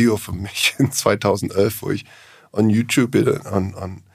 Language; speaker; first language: German; non-native, learner; English